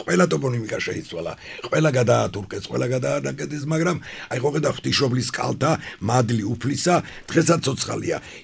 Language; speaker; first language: Georgian; non-native, local second language; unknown